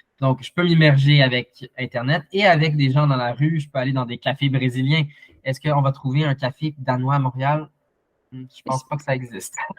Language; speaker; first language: French; native; French